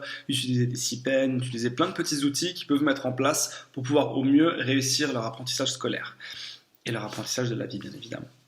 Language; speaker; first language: French; native; French